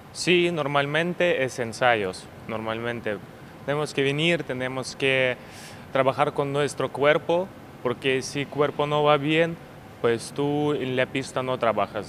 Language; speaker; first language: Spanish; non-native, learner; Ukrainian